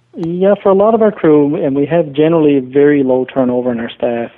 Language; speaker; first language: English; native; English